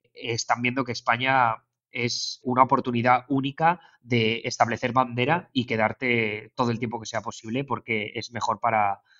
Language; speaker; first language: Spanish; native; Spanish